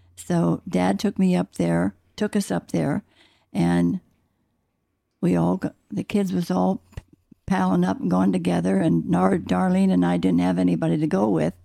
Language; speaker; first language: English; native; English